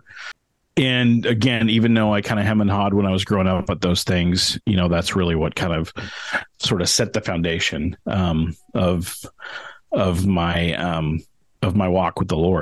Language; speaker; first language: English; native; English